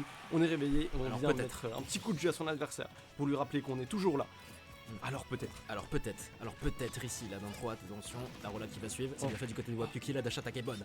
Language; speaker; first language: French; native; French